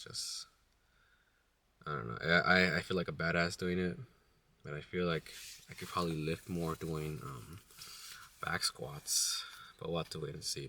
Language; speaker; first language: English; native; English